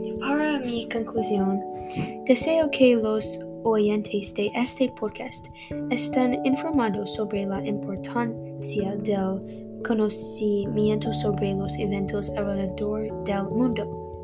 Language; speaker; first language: Spanish; non-native, learner; English